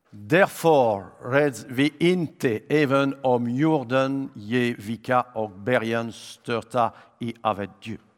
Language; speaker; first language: Swedish; non-native, fluent; French